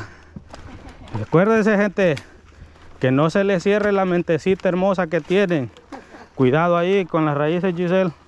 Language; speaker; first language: Spanish; native; Spanish